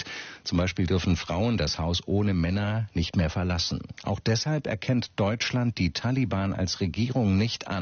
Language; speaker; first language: German; native; German